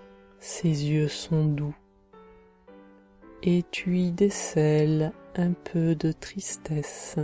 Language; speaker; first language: French; native; French